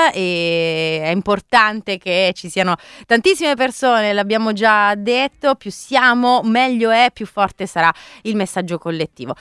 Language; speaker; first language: Italian; native; Italian